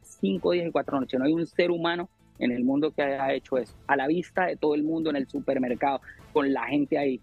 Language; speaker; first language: Spanish; native; Spanish